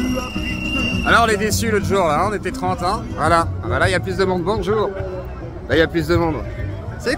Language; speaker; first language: French; native; French